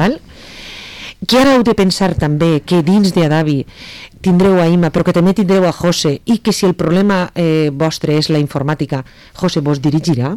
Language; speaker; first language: Catalan; native; Catalan